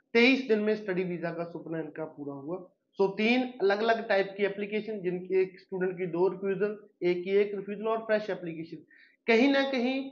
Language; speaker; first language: Hindi; non-native, local second language; Punjabi